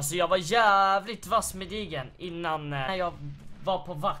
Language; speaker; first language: Swedish; native; Swedish